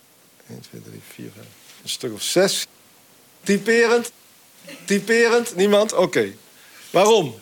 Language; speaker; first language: Dutch; native; Dutch